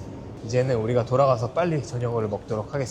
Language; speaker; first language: Korean; native; Korean